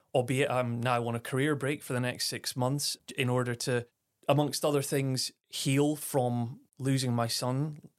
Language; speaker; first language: English; native; English